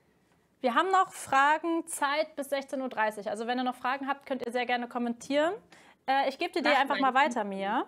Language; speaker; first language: German; native; German